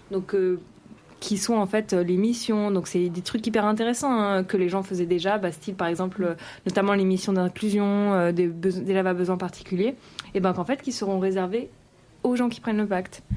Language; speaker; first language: French; native; French